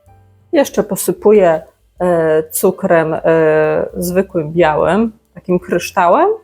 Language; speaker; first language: Polish; native; Polish